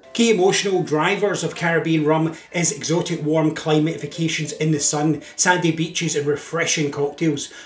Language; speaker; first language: English; native; English